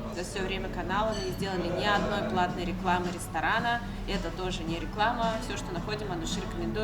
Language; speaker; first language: Russian; native; Russian